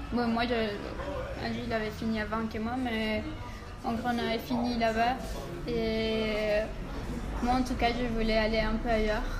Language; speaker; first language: French; non-native, fluent; Spanish